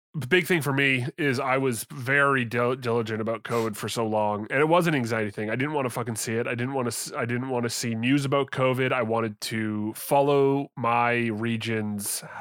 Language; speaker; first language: English; native; English